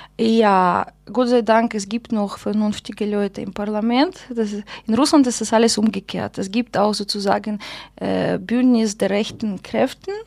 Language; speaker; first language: German; non-native, fluent; Russian